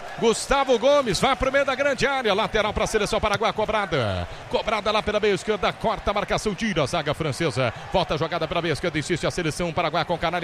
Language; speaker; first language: Portuguese; native; Portuguese